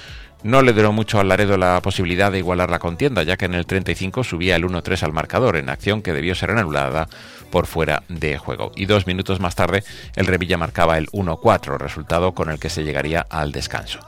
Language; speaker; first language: Spanish; native; Spanish